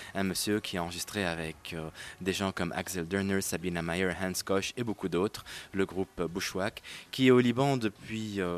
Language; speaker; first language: French; non-native, local second language; Arabic